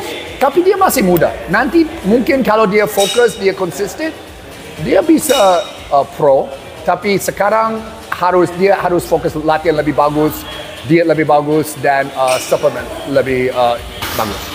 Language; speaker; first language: Indonesian; non-native, learner; English